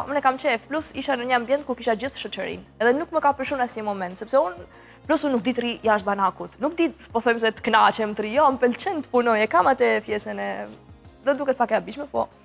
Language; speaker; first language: Albanian; early bilingual, heritage; Albanian